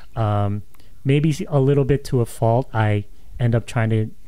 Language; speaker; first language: English; native; English